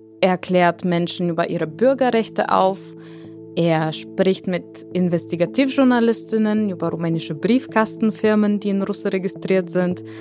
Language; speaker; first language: German; non-native, fluent; Bulgarian